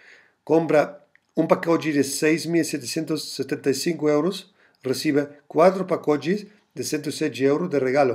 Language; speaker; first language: Spanish; non-native, fluent; German